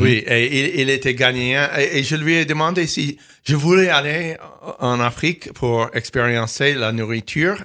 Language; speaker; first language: French; non-native, fluent; English